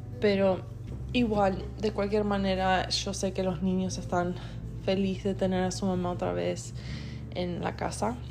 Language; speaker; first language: Spanish; early bilingual, heritage; Spanish